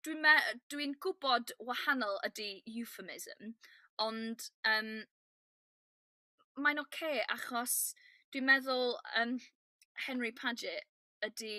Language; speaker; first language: Welsh; non-native, learner; English